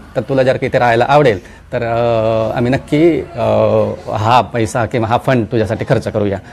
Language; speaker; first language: Marathi; non-native, local second language; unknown